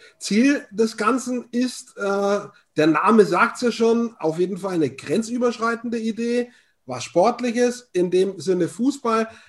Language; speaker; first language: German; native; German